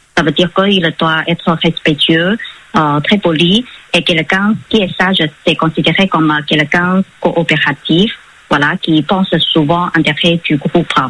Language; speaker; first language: French; non-native, fluent; Chinese